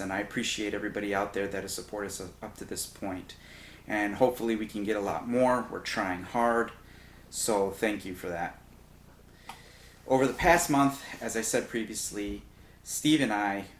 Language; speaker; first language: English; native; English